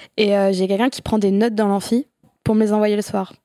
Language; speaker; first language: French; native; French